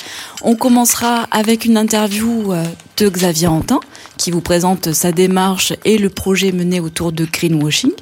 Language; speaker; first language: French; native; French